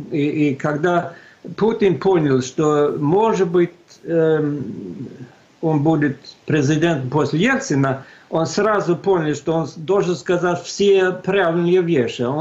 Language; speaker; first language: Russian; non-native, fluent; Swedish